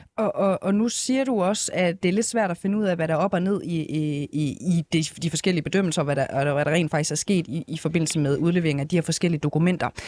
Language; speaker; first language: Danish; native; Danish